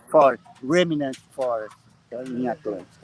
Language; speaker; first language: English; non-native, learner; Portuguese